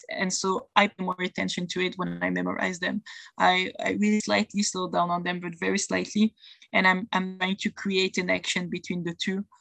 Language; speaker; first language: English; non-native, fluent; French